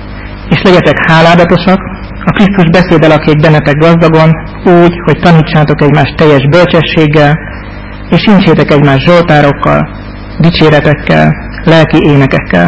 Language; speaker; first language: Hungarian; native; Hungarian